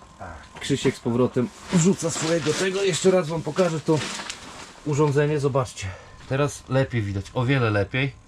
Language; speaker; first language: Polish; native; Polish